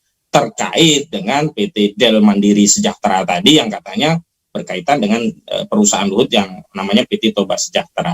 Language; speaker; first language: Indonesian; native; Indonesian